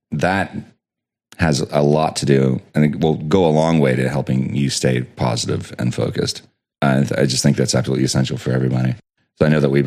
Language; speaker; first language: English; native; English